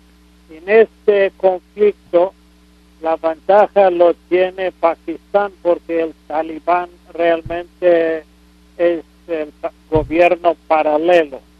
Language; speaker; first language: Spanish; non-native, fluent; English